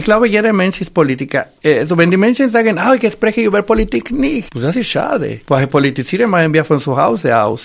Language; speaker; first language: German; non-native, fluent; Spanish